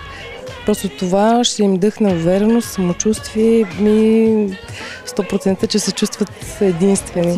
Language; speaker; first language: Bulgarian; native; Bulgarian